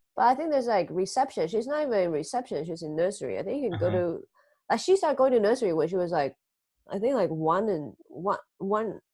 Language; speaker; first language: English; early bilingual, other home language; Chinese